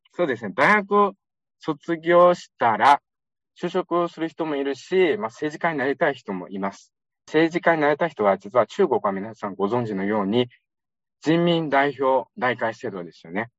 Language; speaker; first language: Japanese; non-native, fluent; Uyghur